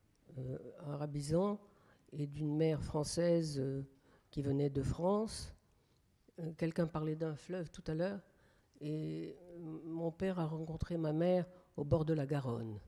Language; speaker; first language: French; native; French